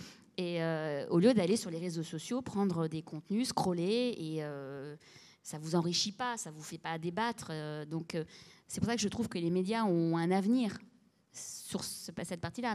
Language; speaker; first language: French; native; French